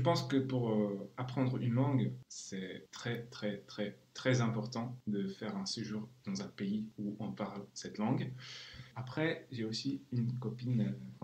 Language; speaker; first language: French; non-native, fluent; Czech